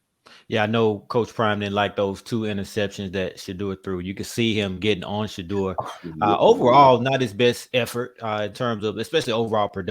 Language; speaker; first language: English; native; English